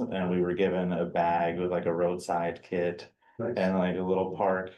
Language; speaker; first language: English; native; English